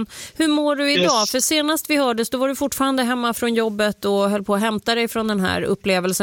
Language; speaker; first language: Swedish; native; Swedish